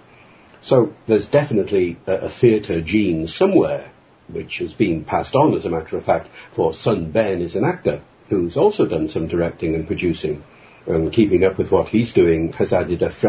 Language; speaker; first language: English; native; English